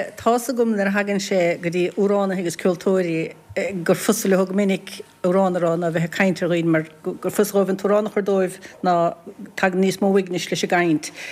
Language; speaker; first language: Irish; native; Irish